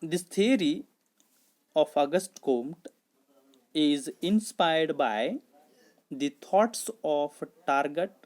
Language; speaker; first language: English; non-native, local second language; Kannada